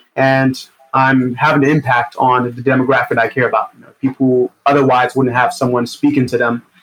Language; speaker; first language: English; native; English